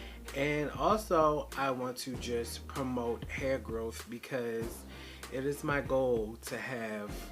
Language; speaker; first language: English; native; English